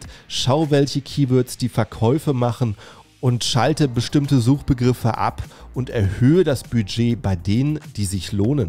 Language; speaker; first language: German; native; German